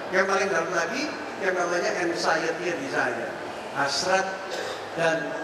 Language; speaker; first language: Indonesian; native; Indonesian